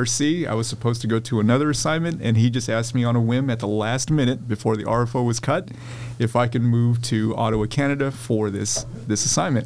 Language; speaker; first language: English; native; English